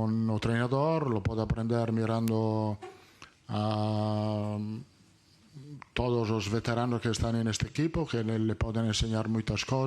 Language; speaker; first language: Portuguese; non-native, learner; Italian